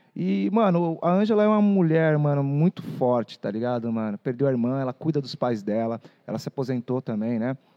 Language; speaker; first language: Portuguese; native; Portuguese